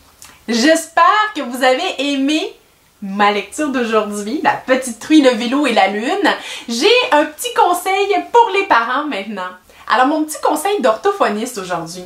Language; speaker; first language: French; native; French